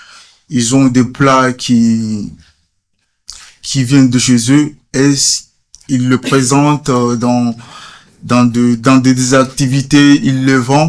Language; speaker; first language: French; non-native, fluent; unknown